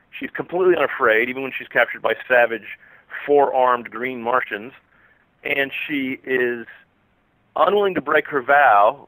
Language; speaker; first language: English; native; English